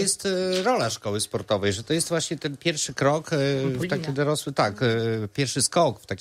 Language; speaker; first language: Polish; native; Polish